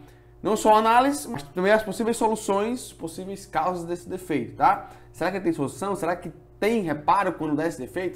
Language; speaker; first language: Portuguese; native; Portuguese